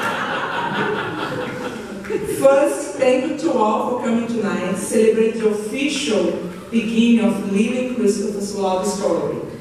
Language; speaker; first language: English; non-native, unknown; Portuguese